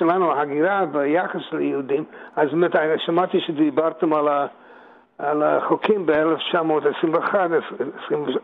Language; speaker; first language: Hebrew; non-native, fluent; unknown